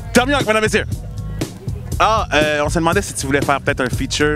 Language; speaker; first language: French; native; French